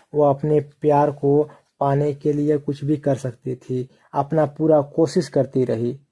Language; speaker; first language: Hindi; native; Hindi